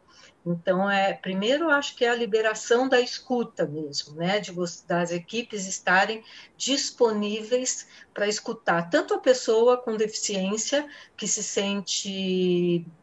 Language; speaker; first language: Portuguese; native; Portuguese